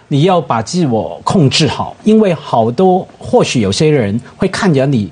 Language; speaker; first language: Chinese; non-native, local second language; Cantonese